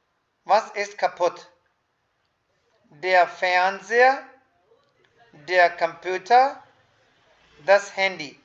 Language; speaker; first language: German; non-native, fluent; Hindi